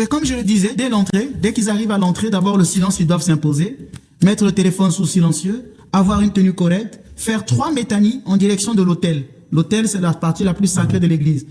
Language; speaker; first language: French; non-native, local second language; Lingala